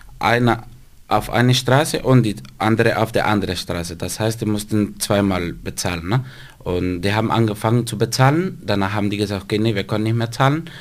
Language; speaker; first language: German; non-native, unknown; Spanish